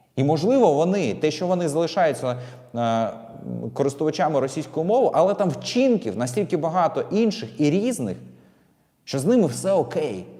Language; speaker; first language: Ukrainian; non-native, local second language; Russian